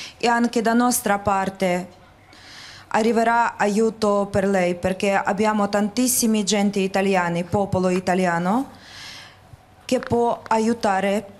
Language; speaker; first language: Italian; non-native, learner; Ukrainian